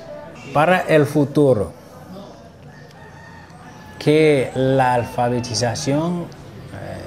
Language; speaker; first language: Spanish; non-native, fluent; Haitian Creole